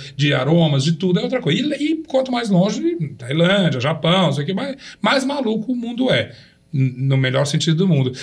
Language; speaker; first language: Portuguese; native; Portuguese